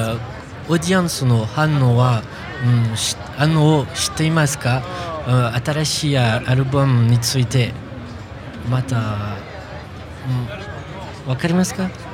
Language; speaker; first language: Japanese; non-native, learner; French